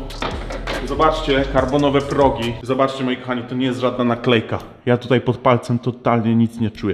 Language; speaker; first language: Polish; native; Polish